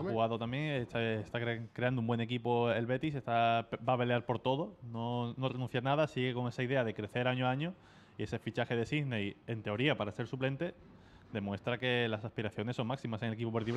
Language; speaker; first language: Spanish; native; Spanish